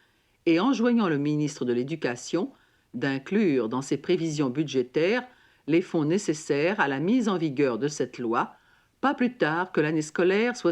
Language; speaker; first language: French; native; French